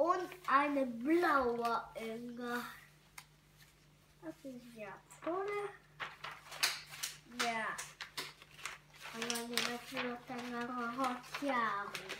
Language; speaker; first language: German; non-native, learner; Hungarian